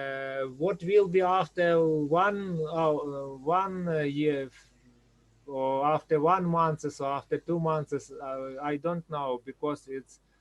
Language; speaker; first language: English; non-native, learner; Ukrainian